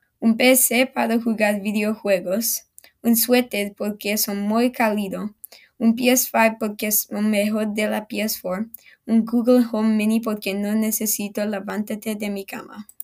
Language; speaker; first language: Spanish; non-native, learner; English